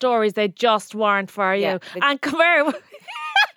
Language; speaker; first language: English; native; English